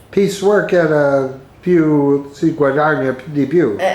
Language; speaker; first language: Italian; early bilingual, heritage; English